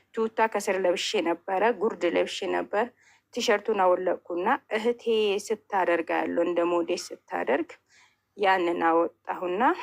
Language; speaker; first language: Amharic; non-native, local second language; Hadiyya